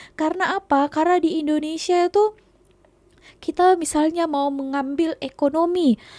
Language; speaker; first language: Malay; native; Malay